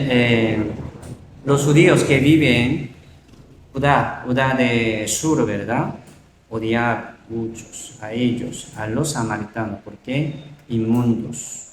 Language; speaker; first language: Spanish; non-native, learner; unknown